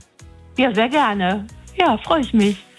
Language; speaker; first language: German; native; German